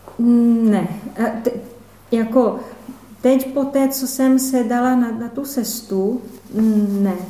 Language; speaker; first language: Czech; non-native, fluent; Portuguese